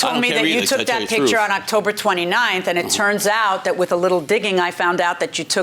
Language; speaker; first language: English; native; English